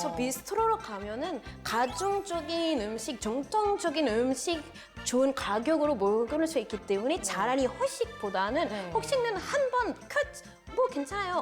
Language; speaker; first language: Korean; non-native, fluent; French